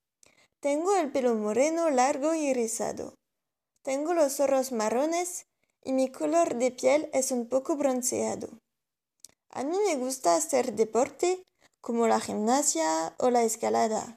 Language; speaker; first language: Spanish; non-native, learner; French